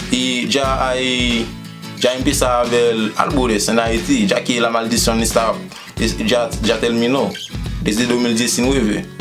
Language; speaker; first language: Spanish; non-native, fluent; Haitian Creole